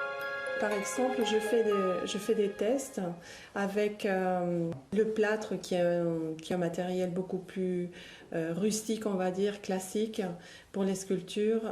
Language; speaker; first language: French; non-native, fluent; Spanish